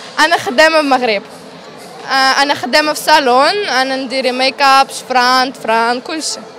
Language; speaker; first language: Arabic; non-native, learner; Russian